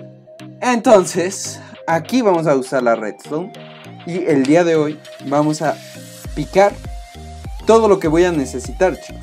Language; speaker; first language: Spanish; native; Spanish